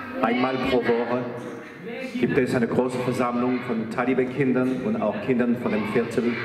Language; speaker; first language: German; non-native, fluent; French